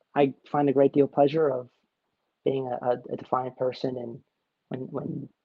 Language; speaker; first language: English; native; English